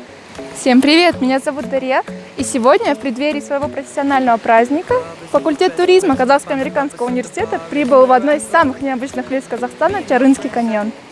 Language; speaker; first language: Russian; native; Russian